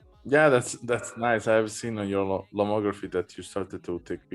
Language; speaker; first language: English; non-native, fluent; Italian